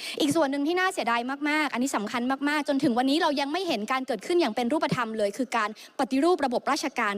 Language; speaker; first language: Thai; native; Thai